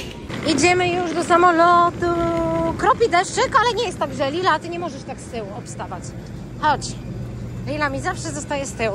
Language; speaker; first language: Polish; native; Polish